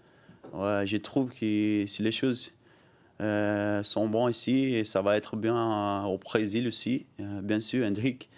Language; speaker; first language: French; non-native, learner; Portuguese